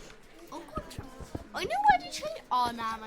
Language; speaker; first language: Welsh; non-native, local second language; English